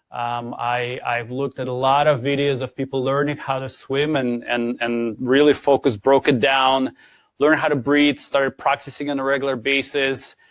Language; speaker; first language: English; non-native, fluent; Ukrainian